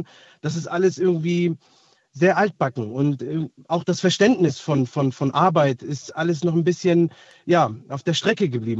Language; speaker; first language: German; native; German